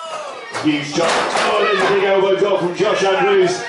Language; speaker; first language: English; native; English